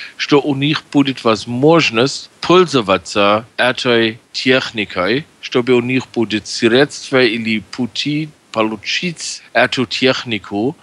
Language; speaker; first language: Russian; non-native, fluent; German